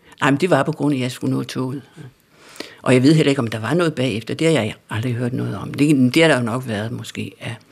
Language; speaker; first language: Danish; native; Danish